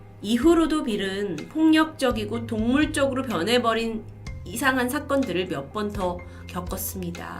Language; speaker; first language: Korean; native; Korean